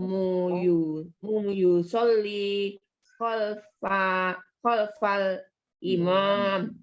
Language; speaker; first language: Arabic; non-native, learner; Indonesian